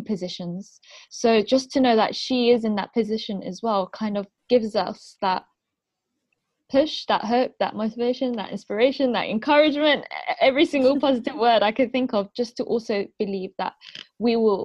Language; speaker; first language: English; non-native, local second language; Arabic